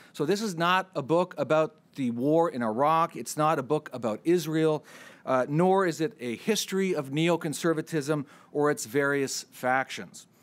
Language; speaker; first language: English; native; English